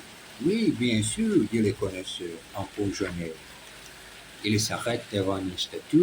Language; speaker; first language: French; non-native, learner; Portuguese